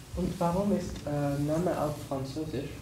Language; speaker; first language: German; non-native, learner; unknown